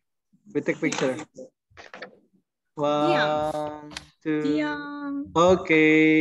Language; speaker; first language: English; non-native, learner; Indonesian